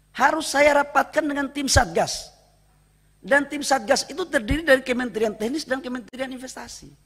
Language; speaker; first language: Indonesian; native; Indonesian